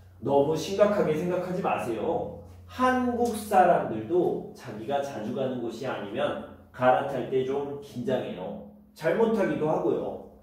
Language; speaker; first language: Korean; native; Korean